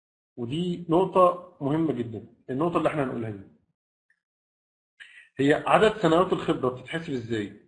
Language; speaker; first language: Arabic; native; Arabic